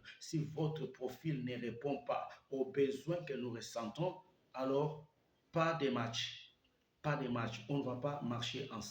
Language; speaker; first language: French; non-native, local second language; Lingala